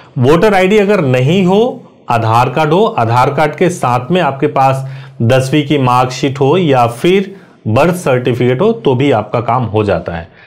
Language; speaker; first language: Hindi; native; Hindi